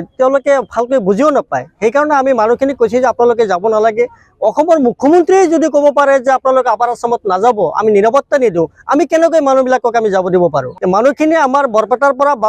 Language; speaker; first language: Assamese; non-native, local second language; Bangla